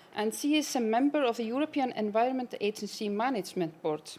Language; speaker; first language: English; non-native, fluent; Icelandic